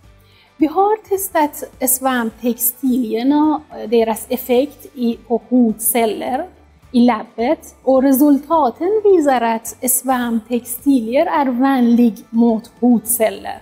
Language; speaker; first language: Swedish; non-native, fluent; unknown